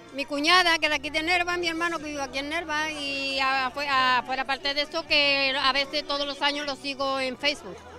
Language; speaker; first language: Spanish; early bilingual, heritage; Spanish